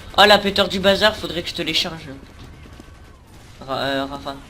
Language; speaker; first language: French; native; French